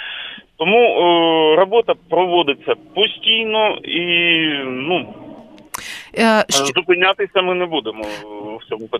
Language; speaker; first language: Ukrainian; native; Ukrainian